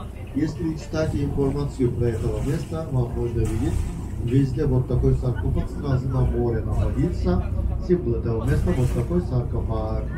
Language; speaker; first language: Russian; non-native, learner; Turkish